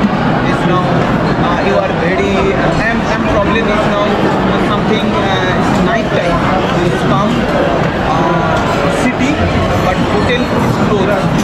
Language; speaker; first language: English; non-native, learner; Bangla